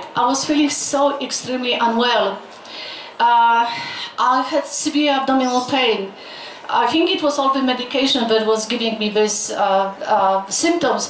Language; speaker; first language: English; non-native, fluent; Polish